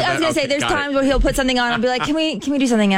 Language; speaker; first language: English; native; English